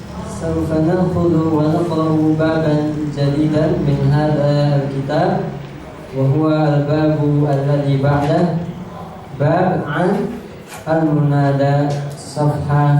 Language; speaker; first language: Arabic; non-native, fluent; Indonesian